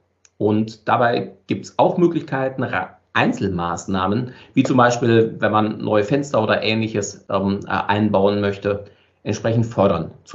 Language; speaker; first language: German; native; German